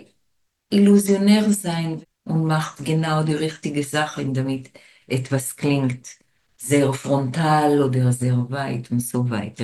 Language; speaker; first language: German; non-native, fluent; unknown